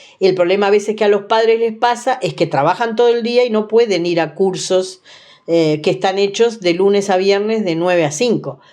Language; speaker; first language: Spanish; native; Spanish